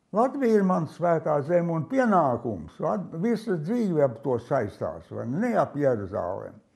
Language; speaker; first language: Latvian; early bilingual, heritage; Latvian